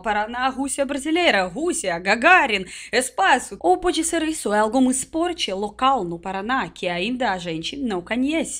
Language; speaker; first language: Portuguese; non-native, learner; Russian